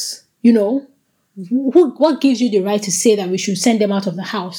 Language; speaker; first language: English; non-native, local second language; Igbo